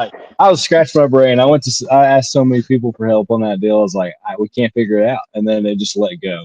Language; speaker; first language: English; native; English